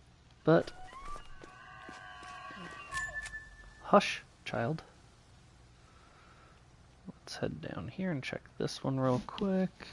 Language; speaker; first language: English; native; English